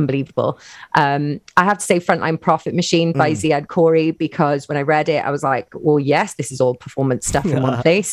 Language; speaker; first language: English; native; English